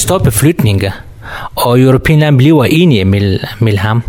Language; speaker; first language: Danish; non-native, learner; Kurdish